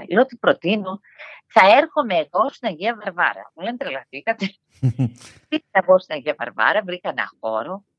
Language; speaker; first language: Greek; early bilingual, heritage; Greek